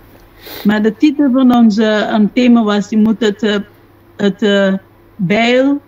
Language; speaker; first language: Dutch; non-native, local second language; Papiamento